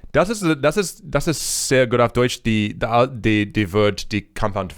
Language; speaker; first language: German; non-native, learner; English